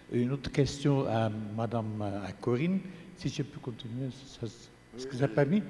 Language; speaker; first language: French; non-native, fluent; Dutch